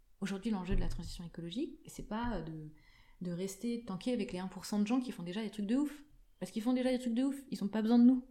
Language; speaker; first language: French; native; French